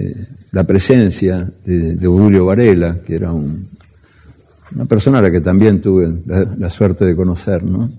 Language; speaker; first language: Spanish; native; Spanish